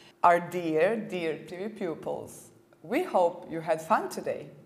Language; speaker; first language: English; non-native, fluent; Serbian